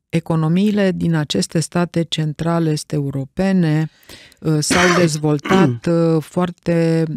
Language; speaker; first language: Romanian; native; Romanian